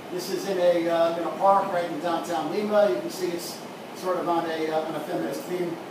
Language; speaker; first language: English; native; English